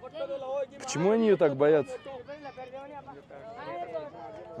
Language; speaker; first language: Russian; native; Russian